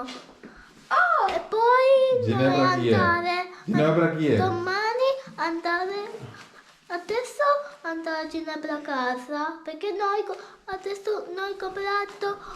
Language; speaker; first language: Italian; early bilingual, other home language; Malayalam